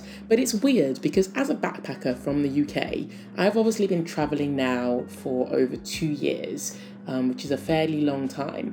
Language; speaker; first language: English; native; English